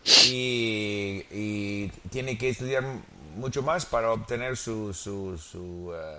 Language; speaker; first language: Spanish; non-native, learner; English